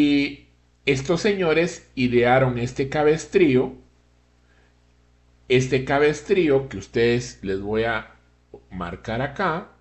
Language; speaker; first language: Spanish; native; Spanish